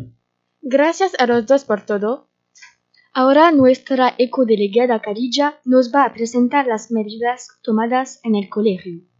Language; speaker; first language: Spanish; non-native, learner; French